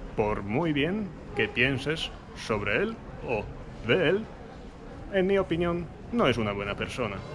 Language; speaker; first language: Spanish; non-native, fluent; Polish